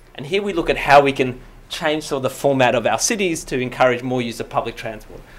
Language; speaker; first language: English; native; English